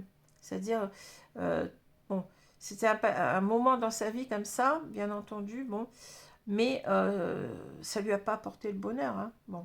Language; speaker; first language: French; native; French